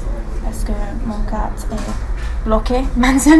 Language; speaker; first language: French; non-native, learner; English